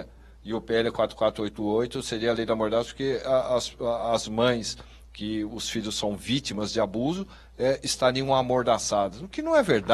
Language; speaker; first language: Portuguese; native; Portuguese